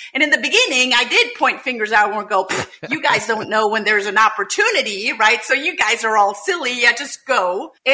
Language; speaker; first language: English; non-native, fluent; German